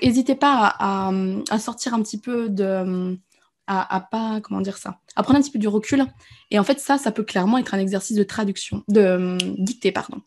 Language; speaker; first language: French; native; French